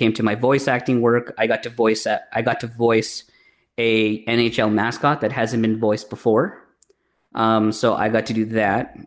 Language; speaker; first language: English; early bilingual, other home language; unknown